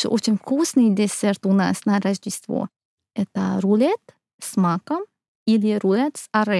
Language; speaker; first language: Russian; non-native, fluent; Hungarian